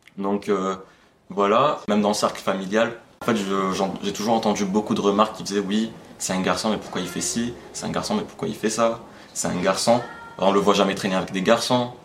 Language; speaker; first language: French; non-native, local second language; Arabic